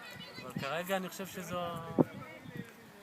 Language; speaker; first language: Hebrew; native; Hebrew